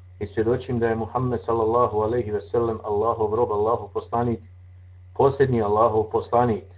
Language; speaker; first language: Bosnian; native; Bosnian